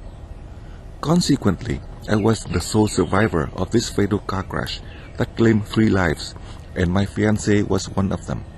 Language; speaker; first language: English; non-native, fluent; Vietnamese